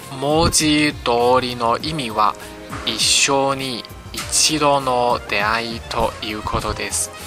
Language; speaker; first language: Japanese; non-native, fluent; Chinese